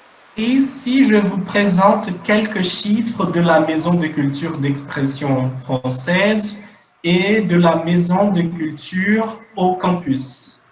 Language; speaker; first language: French; non-native, fluent; Portuguese